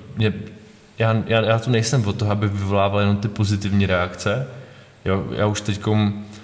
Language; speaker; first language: Czech; native; Czech